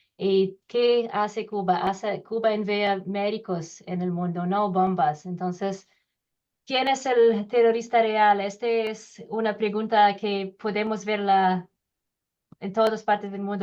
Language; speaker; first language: Spanish; non-native, learner; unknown